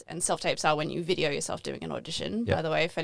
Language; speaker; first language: English; native; English